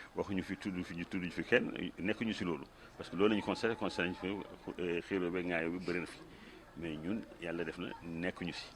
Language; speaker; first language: Wolof; non-native, local second language; Fula